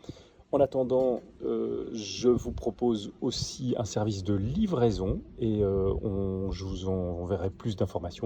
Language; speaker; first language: French; native; French